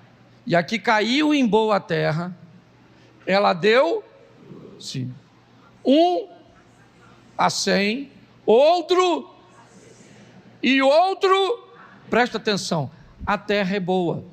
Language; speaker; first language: Portuguese; native; Portuguese